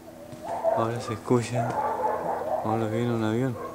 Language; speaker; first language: Spanish; native; Spanish